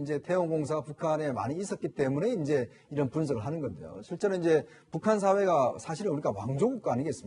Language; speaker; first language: Korean; native; Korean